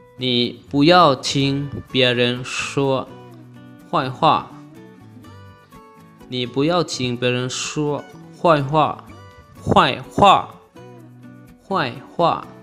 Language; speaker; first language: Chinese; non-native, fluent; Lao